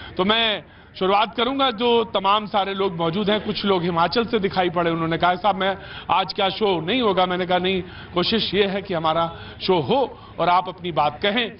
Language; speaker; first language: Hindi; native; Hindi